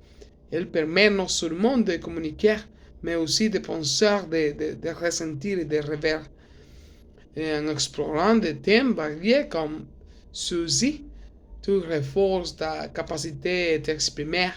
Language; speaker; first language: French; non-native, learner; Spanish